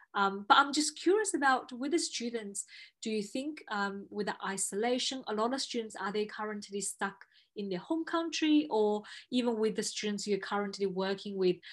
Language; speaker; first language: English; non-native, fluent; Chinese